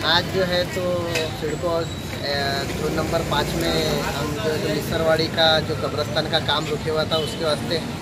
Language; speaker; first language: Hindi; non-native, local second language; Urdu